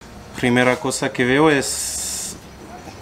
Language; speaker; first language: Spanish; non-native, learner; French